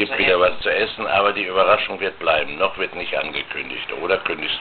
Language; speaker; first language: German; native; German